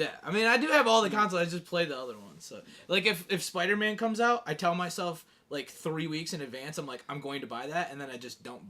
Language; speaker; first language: English; native; English